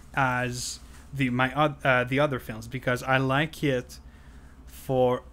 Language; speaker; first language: English; non-native, fluent; French